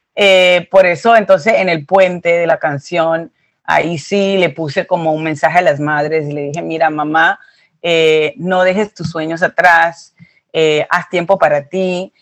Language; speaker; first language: Spanish; early bilingual, heritage; Spanish